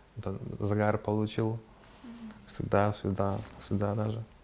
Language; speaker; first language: Russian; non-native, fluent; Polish